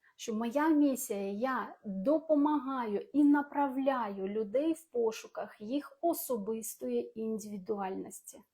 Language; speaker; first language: Ukrainian; non-native, local second language; Russian